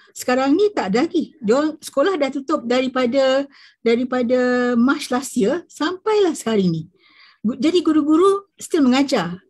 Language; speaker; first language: Malay; native; Malay